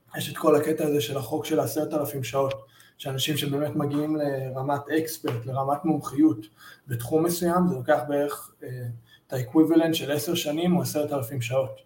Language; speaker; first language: Hebrew; early bilingual, heritage; Hebrew